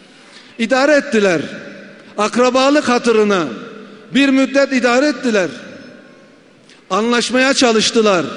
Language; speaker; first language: Turkish; native; Turkish